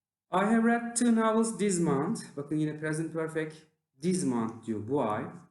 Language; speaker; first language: English; non-native, fluent; Turkish